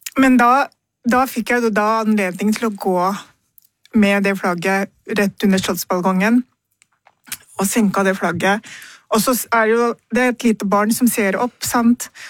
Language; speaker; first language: Norwegian; early bilingual, other home language; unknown